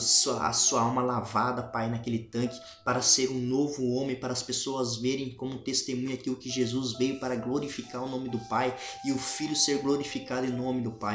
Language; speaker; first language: Portuguese; native; Portuguese